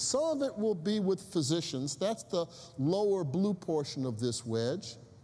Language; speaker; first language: English; native; English